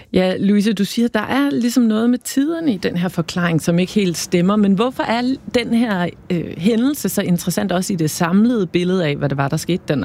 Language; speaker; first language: Danish; native; Danish